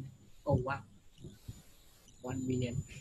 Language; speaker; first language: English; non-native, learner; Vietnamese